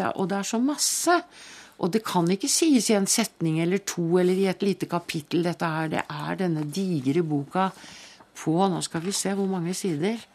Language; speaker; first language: Norwegian; native; Norwegian